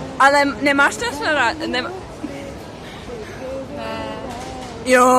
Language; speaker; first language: Czech; non-native, learner; Ukrainian